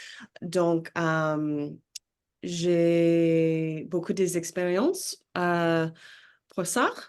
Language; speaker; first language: French; non-native, learner; English